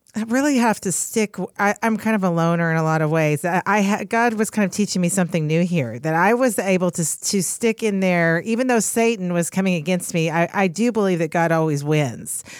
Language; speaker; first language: English; native; English